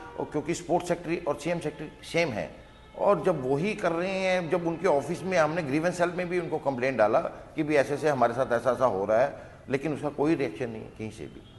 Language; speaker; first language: Hindi; native; Hindi